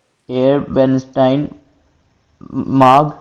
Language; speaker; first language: German; non-native, learner; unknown